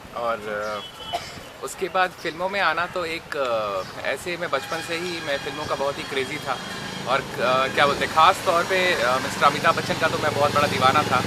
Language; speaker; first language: Hindi; non-native, local second language; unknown